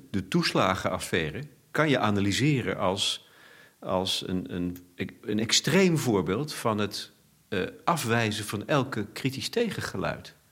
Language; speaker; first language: Dutch; native; Dutch